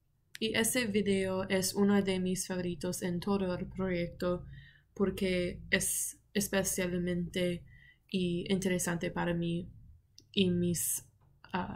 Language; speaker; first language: Spanish; non-native, learner; English